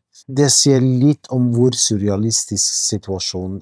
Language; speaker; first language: Norwegian; non-native, fluent; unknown